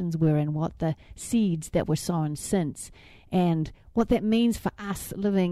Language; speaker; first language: English; native; English